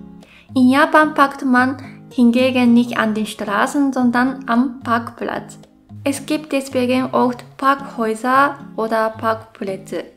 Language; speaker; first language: German; non-native, fluent; Japanese